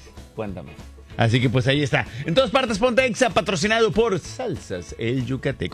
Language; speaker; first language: Spanish; native; Spanish